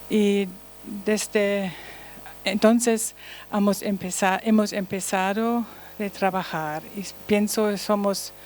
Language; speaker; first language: Spanish; non-native, learner; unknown